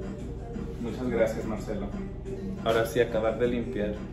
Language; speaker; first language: Spanish; early bilingual, heritage; Spanish